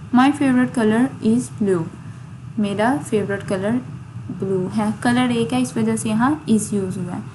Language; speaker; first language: Urdu; native; Urdu